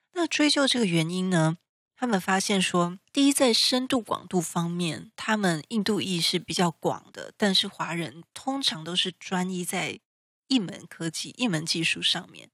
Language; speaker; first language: Chinese; native; Chinese